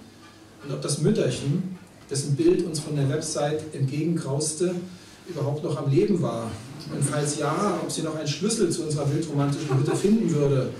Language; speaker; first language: German; native; German